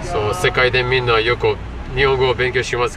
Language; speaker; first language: Japanese; non-native, learner; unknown